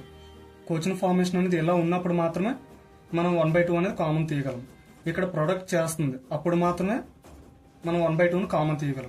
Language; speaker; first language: Telugu; native; Telugu